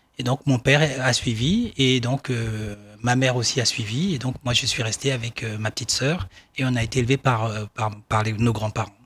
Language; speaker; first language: French; non-native, local second language; Baoulé